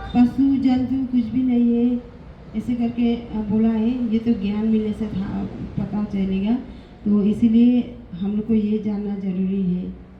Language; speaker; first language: Hindi; non-native, learner; Burmese